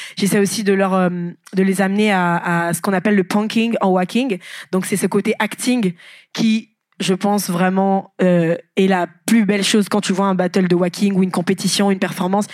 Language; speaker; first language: French; non-native, local second language; Lingala